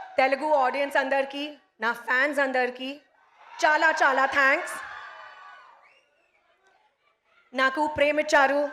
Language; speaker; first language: Telugu; non-native, local second language; Hindi